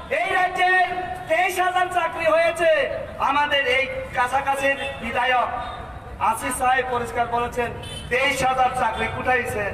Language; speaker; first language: Bangla; native; Bangla